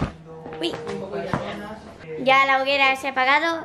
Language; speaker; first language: Spanish; native; Spanish